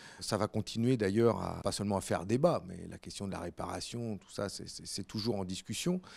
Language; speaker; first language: French; native; French